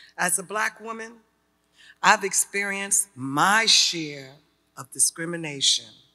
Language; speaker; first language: English; native; English